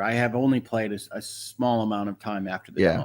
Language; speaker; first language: English; native; English